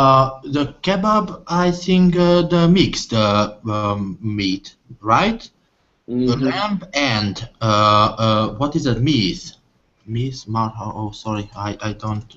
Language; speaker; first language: English; non-native, learner; Hungarian